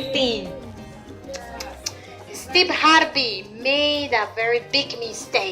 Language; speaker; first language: English; non-native, learner; Spanish